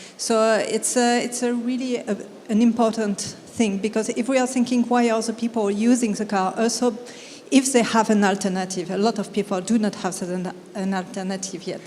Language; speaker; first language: English; non-native, fluent; French